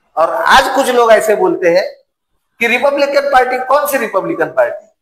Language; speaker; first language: Hindi; non-native, local second language; Marathi